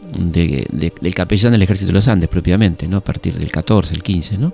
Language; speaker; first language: Spanish; native; Spanish